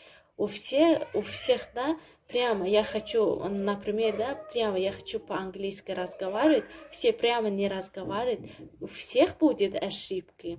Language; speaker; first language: Russian; non-native, learner; Tajik